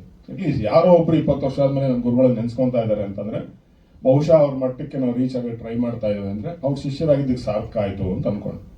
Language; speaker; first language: Kannada; native; Kannada